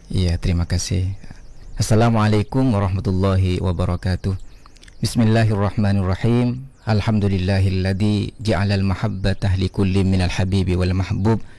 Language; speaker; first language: Indonesian; non-native, local second language; Madurese